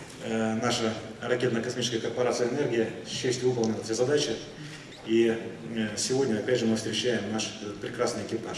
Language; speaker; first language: Russian; native; Russian